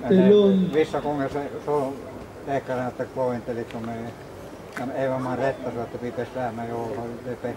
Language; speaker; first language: Swedish; native; Swedish